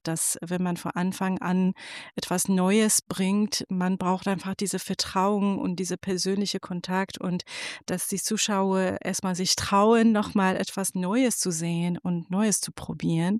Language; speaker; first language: German; non-native, fluent; Persian